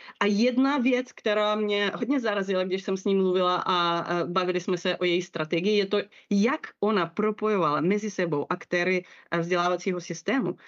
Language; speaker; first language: Czech; non-native, fluent; Russian